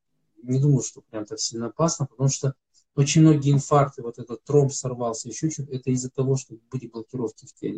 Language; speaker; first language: Russian; native; Russian